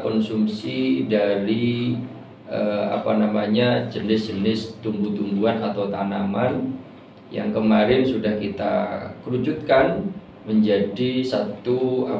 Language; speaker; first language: Indonesian; non-native, local second language; Javanese